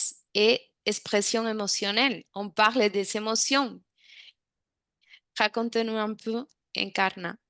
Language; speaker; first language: French; non-native, fluent; Spanish